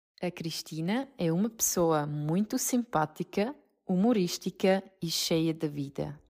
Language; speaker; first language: Portuguese; non-native, learner; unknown